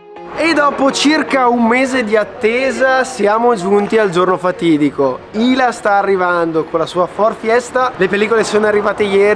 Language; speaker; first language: Italian; native; Italian